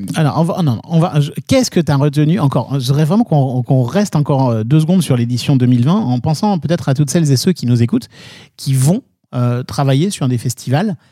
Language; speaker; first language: French; native; French